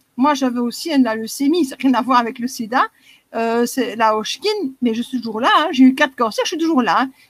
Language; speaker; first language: French; native; French